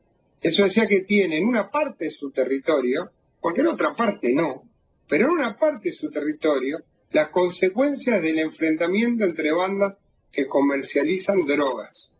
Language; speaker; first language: Spanish; native; Spanish